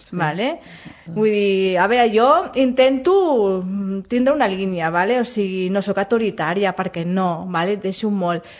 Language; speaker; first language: Catalan; non-native, local second language; Spanish